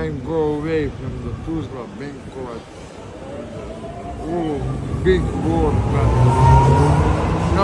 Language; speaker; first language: English; non-native, learner; Serbian